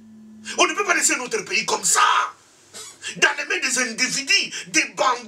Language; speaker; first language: French; non-native, local second language; Lingala